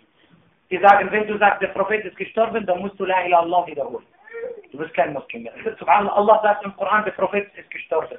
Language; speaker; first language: German; non-native, fluent; Arabic